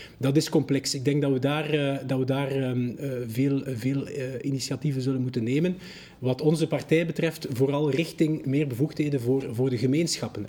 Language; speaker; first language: Dutch; native; Dutch